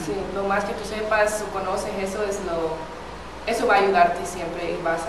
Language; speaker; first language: Spanish; non-native, fluent; English